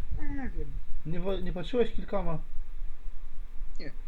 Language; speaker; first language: Polish; native; Polish